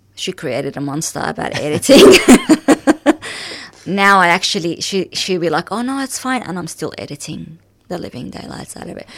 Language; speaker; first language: English; early bilingual, other home language; Arabic